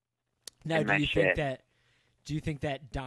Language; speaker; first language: English; native; English